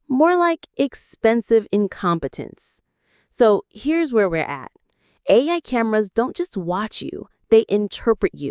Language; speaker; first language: English; native; English